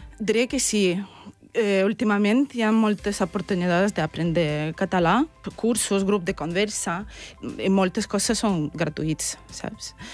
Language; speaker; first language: Catalan; non-native, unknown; Russian